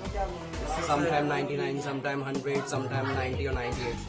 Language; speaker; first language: English; non-native, fluent; Hindi